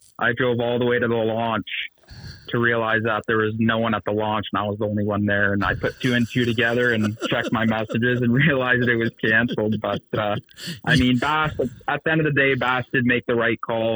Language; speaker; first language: English; native; English